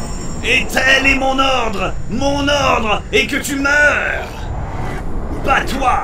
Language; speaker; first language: French; native; French